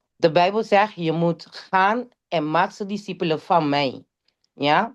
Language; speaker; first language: Dutch; non-native, local second language; Papiamento